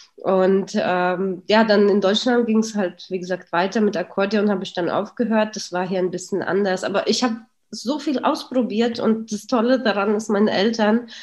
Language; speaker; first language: German; early bilingual, other home language; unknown